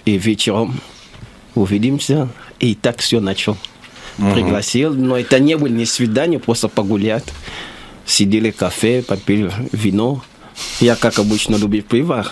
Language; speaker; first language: Russian; non-native, learner; Lingala